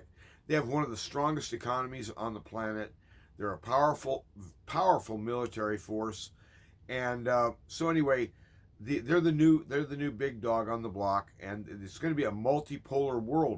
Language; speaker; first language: English; native; English